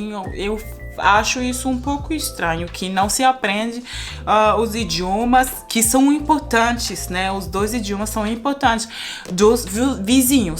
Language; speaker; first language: Portuguese; non-native, fluent; Spanish